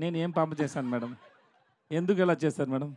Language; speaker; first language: Telugu; non-native, learner; Tamil